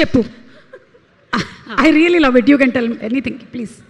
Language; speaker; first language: Telugu; native; Telugu